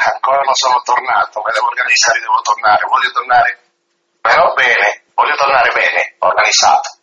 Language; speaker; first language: Italian; early bilingual, other home language; Spanish